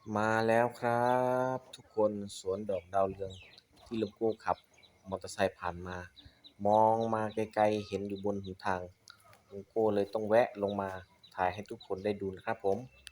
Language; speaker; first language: Thai; native; Thai